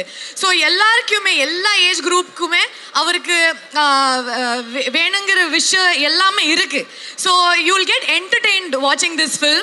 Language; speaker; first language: Tamil; non-native, learner; Kannada